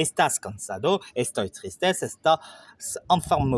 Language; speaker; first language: Spanish; non-native, learner; French